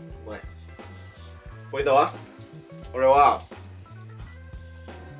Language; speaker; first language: Japanese; non-native, fluent; Indonesian